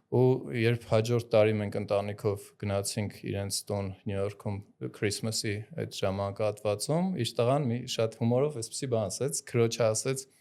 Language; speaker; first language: Armenian; native; Armenian